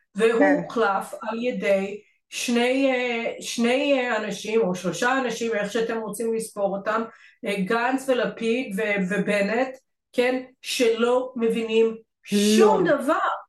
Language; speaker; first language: Hebrew; non-native, fluent; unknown